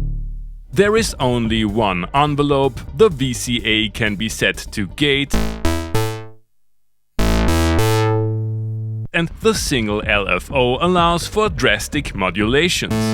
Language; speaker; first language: English; non-native, fluent; German